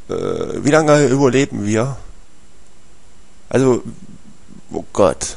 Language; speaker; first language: German; native; German